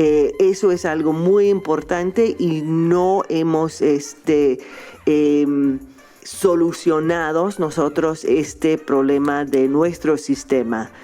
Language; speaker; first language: Spanish; non-native, fluent; English